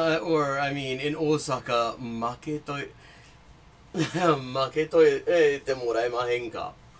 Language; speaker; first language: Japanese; non-native, fluent; English